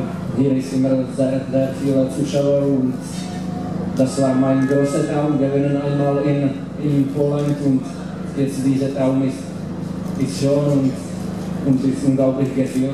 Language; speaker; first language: German; non-native, learner; Czech